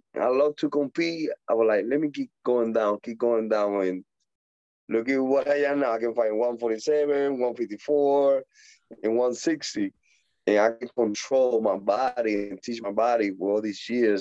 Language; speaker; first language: English; non-native, learner; Spanish